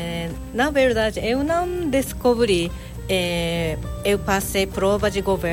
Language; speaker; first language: Portuguese; non-native, learner; Japanese